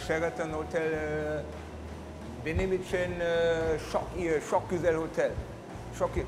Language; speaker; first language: Turkish; non-native, learner; German